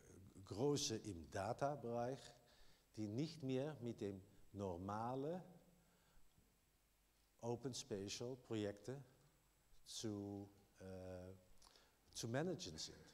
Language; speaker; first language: German; non-native, learner; Dutch